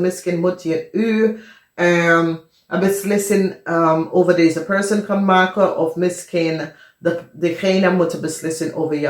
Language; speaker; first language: Dutch; non-native, fluent; English